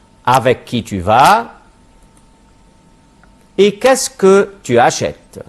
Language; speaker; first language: French; non-native, fluent; Arabic